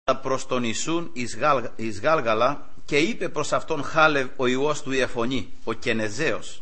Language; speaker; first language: Greek; native; Greek